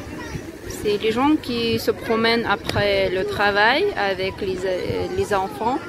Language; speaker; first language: French; non-native, learner; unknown